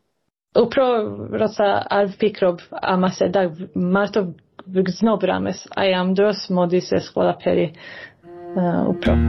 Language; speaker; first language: Georgian; early bilingual, heritage; Georgian